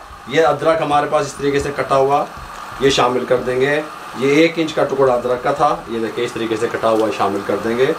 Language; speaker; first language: Hindi; non-native, local second language; Punjabi